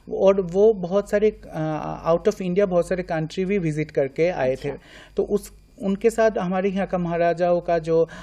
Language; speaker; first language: Hindi; non-native, local second language; Bangla